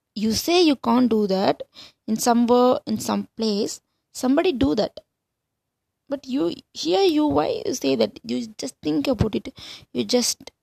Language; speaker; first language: English; non-native, local second language; Tamil